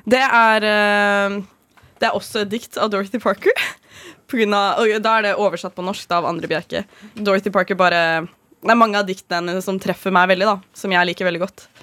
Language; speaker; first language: Norwegian; native; Norwegian